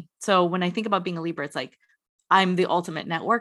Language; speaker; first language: English; native; English